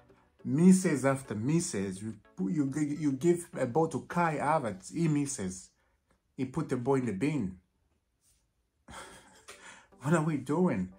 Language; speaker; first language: English; non-native, fluent; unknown